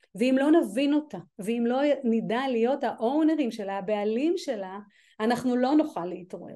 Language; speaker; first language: Hebrew; native; Hebrew